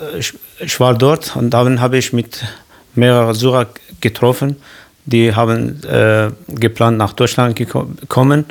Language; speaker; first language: German; non-native, local second language; Kurdish